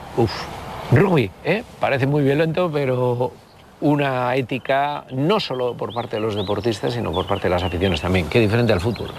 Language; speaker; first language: Spanish; native; Spanish